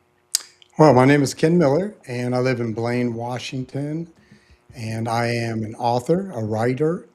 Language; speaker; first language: English; native; English